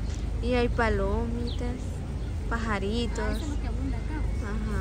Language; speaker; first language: Spanish; native; Spanish